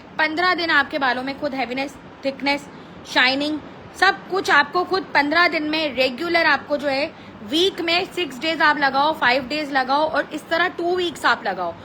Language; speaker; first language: Hindi; native; Hindi